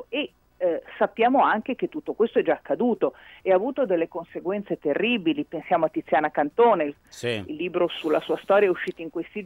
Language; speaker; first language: Italian; native; Italian